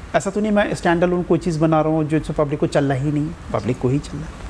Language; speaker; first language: Hindi; native; Hindi